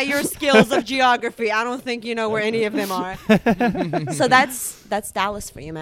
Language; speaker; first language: English; early bilingual, other home language; Arabic